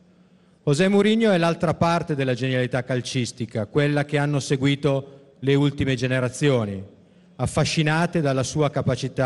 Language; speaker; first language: Italian; native; Italian